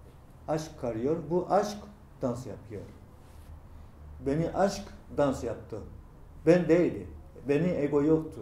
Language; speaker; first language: Turkish; non-native, learner; Japanese